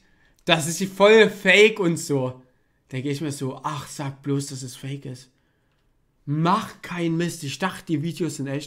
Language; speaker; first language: German; native; German